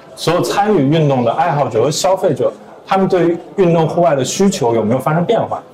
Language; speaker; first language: Chinese; native; Chinese